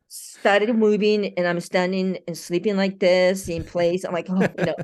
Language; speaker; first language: English; non-native, fluent; Japanese